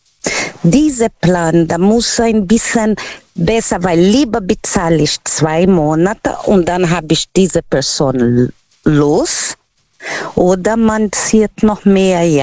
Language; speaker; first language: German; non-native, learner; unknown